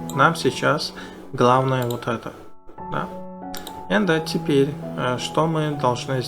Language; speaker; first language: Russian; non-native, fluent; Uzbek